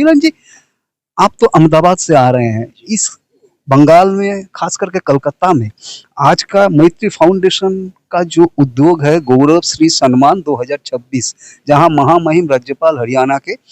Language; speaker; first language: Hindi; non-native, local second language; Bangla